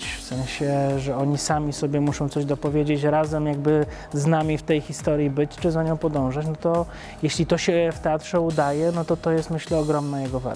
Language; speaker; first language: Polish; native; Polish